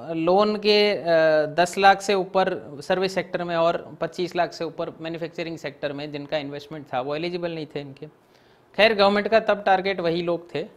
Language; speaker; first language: Hindi; non-native, local second language; Gujarati